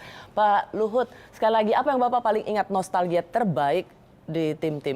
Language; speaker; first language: Indonesian; native; Indonesian